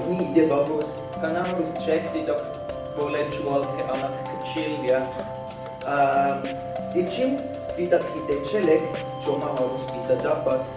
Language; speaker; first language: Indonesian; non-native, learner; English